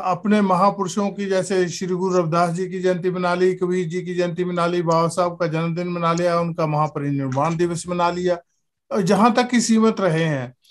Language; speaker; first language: Hindi; native; Hindi